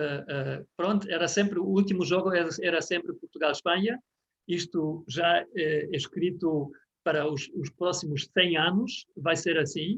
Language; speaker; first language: Portuguese; non-native, fluent; German